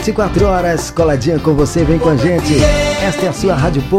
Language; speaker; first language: Portuguese; native; Portuguese